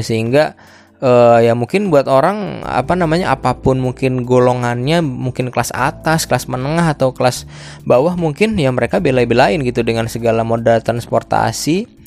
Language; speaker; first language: Indonesian; native; Indonesian